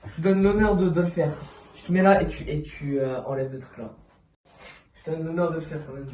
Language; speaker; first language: French; native; French